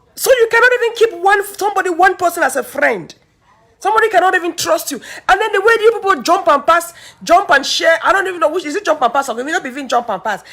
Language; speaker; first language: Nigerian Pidgin; native; Nigerian Pidgin